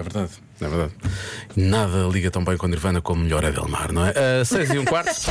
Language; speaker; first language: Portuguese; native; Portuguese